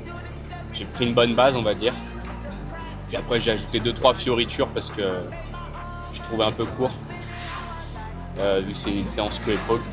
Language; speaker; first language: French; native; French